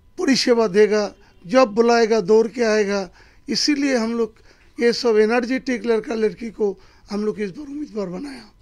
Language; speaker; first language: Hindi; non-native, local second language; Bangla